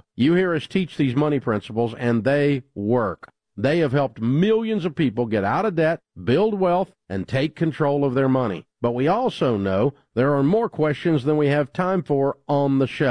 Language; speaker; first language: English; native; English